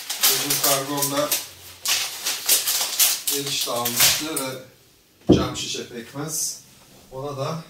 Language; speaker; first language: Turkish; native; Turkish